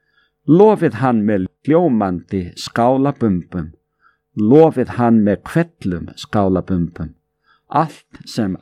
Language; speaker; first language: Icelandic; native; Icelandic